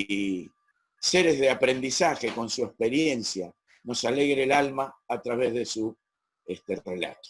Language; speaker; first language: Spanish; native; Spanish